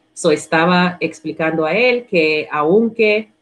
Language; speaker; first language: Spanish; non-native, learner; English